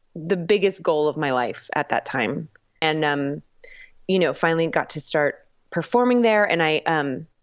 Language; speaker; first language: English; native; English